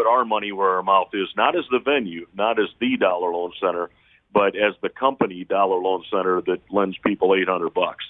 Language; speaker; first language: English; native; English